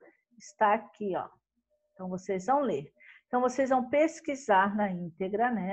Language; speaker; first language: Portuguese; native; Portuguese